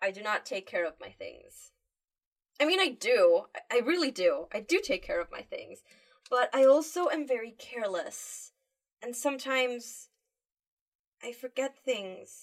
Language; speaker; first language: English; early bilingual, other home language; Spanish